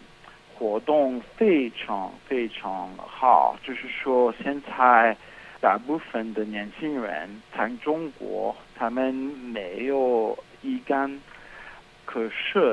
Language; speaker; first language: Chinese; non-native, fluent; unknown